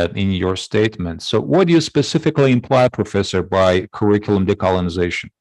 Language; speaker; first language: English; non-native, fluent; Azerbaijani